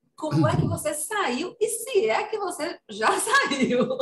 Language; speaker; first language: Portuguese; native; Portuguese